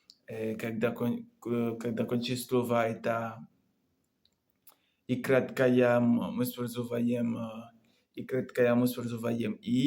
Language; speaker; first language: Russian; non-native, learner; Comorian